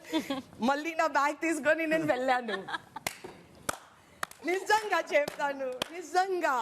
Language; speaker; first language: Telugu; non-native, fluent; Hindi